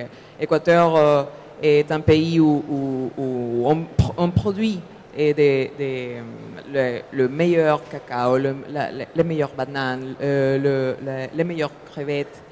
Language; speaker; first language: French; non-native, fluent; Spanish